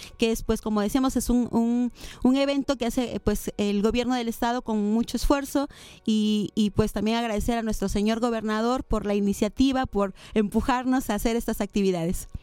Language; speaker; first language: Spanish; native; Spanish